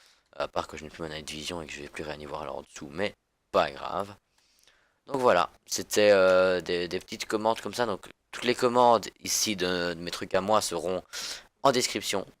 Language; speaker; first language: French; native; French